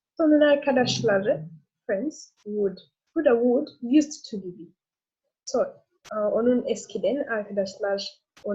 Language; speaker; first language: Turkish; non-native, learner; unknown